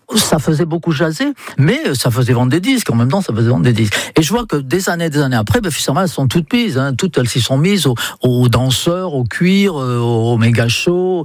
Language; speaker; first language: French; non-native, fluent; English